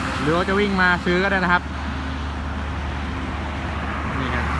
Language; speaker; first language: Thai; native; Thai